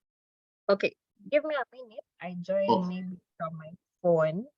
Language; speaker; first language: English; non-native, local second language; Swahili